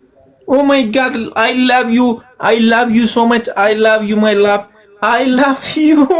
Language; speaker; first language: English; non-native, learner; Amharic